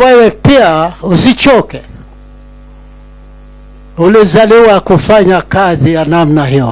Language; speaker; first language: Swahili; non-native, local second language; Kikuyu